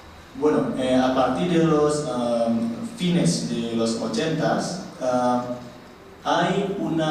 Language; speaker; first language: Spanish; non-native, learner; Indonesian